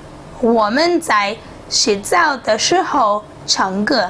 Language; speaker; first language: Chinese; non-native, fluent; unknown